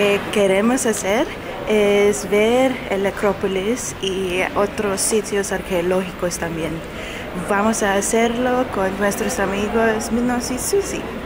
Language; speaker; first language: Spanish; non-native, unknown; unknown